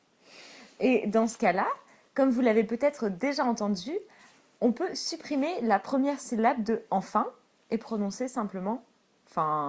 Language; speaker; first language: French; native; French